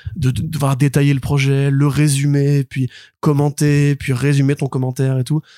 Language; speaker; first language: French; native; French